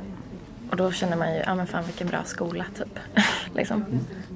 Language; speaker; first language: Swedish; native; Swedish